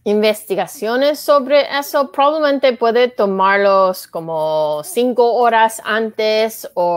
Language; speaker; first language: Spanish; non-native, learner; English